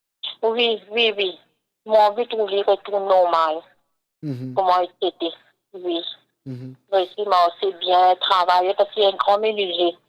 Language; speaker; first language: French; non-native, local second language; Morisyen